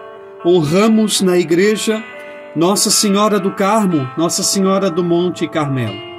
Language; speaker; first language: Portuguese; native; Portuguese